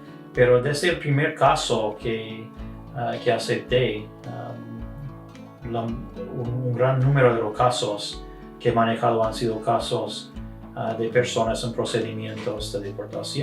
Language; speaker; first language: Spanish; non-native, fluent; English